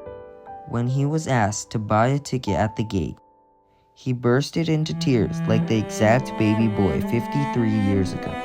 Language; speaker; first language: English; non-native, fluent; Chinese